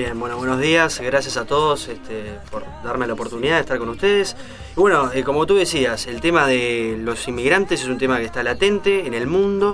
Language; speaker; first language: Spanish; native; Spanish